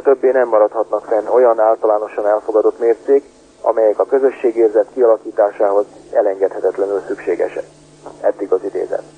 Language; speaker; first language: Hungarian; native; Hungarian